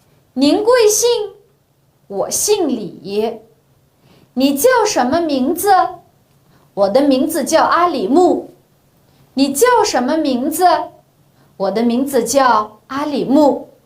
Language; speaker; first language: Chinese; non-native, local second language; Uyghur